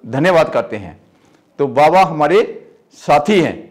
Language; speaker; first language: Hindi; native; Hindi